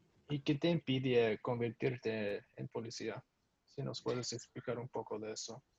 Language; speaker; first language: Spanish; non-native, learner; English